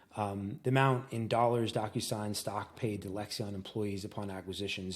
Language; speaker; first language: English; native; English